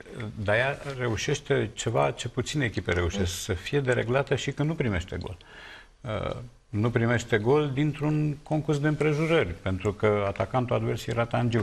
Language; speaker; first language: Romanian; native; Romanian